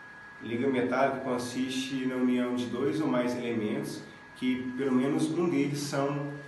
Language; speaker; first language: Portuguese; native; Portuguese